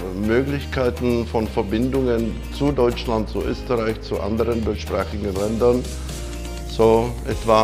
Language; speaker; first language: German; non-native, fluent; Czech